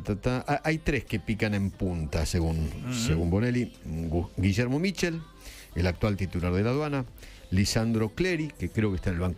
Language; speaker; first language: Spanish; native; Spanish